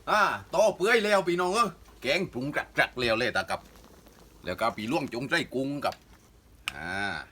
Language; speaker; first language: Thai; native; Thai